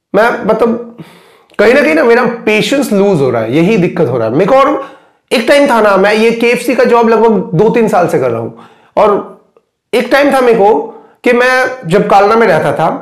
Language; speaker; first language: Hindi; non-native, local second language; Bangla